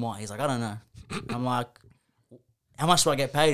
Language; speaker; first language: English; native; English